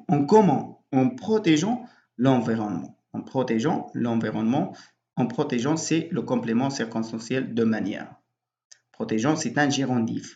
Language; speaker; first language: French; non-native, local second language; Arabic